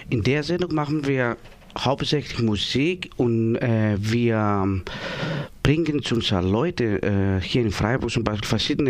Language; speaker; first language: German; non-native, learner; Greek